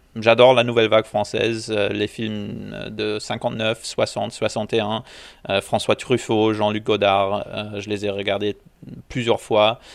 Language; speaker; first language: French; non-native, local second language; English